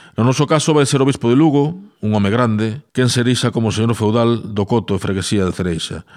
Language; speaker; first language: Galician; native; Galician